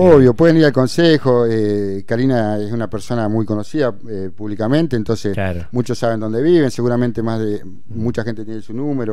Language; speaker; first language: Spanish; native; Spanish